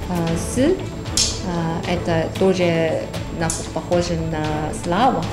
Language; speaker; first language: Russian; non-native, learner; Chinese